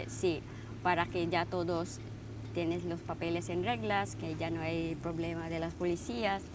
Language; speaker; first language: Spanish; non-native, fluent; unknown